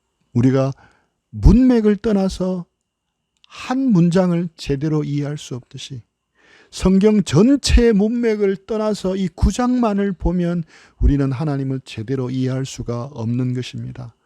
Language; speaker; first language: Korean; native; Korean